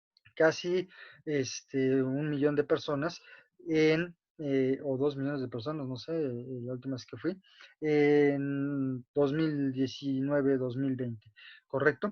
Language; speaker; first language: Spanish; native; Spanish